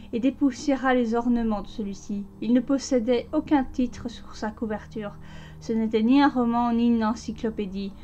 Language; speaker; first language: French; native; French